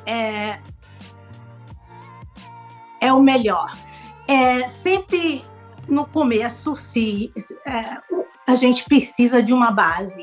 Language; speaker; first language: Portuguese; non-native, local second language; Spanish